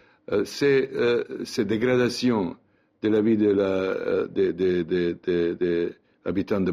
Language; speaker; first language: French; non-native, learner; Serbian